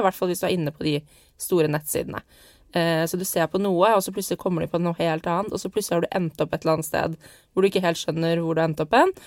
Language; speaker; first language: Norwegian; native; Norwegian